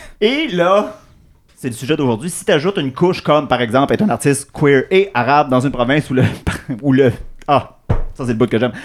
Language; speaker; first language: French; native; French